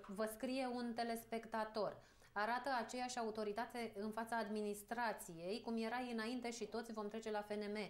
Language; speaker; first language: Romanian; native; Romanian